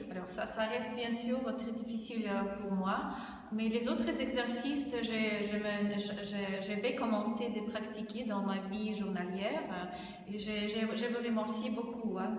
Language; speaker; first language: French; non-native, fluent; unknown